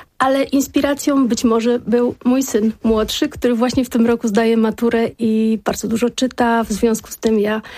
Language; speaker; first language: Polish; native; Polish